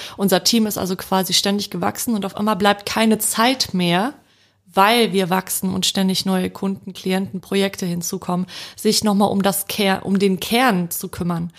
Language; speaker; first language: German; early bilingual, other home language; Polish